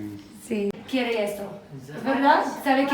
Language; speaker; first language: Spanish; non-native, learner; English